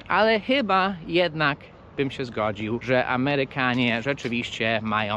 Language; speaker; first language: Polish; non-native, fluent; English